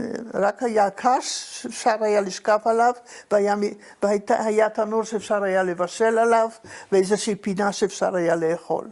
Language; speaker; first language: Hebrew; non-native, fluent; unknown